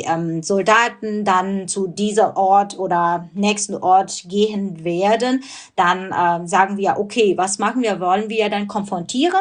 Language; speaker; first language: German; non-native, fluent; Burmese